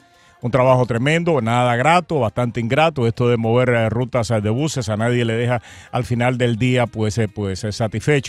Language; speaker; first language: Spanish; native; Spanish